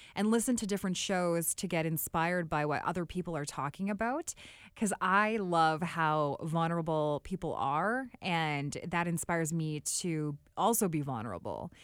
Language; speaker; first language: English; native; English